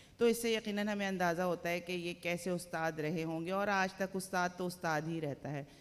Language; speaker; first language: Urdu; native; Urdu